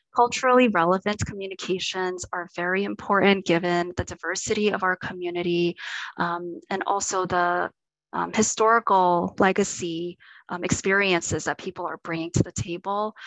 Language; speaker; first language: English; native; English